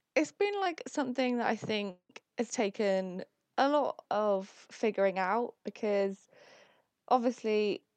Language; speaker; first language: English; early bilingual, other home language; Italian